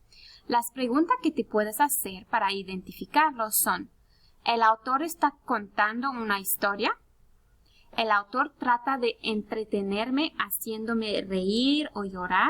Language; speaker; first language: Spanish; early bilingual, heritage; Spanish